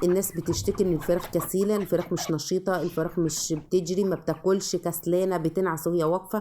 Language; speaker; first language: Arabic; native; Arabic